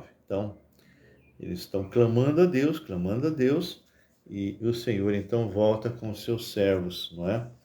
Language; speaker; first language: Portuguese; native; Portuguese